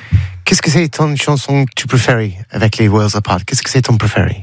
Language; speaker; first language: French; non-native, learner; English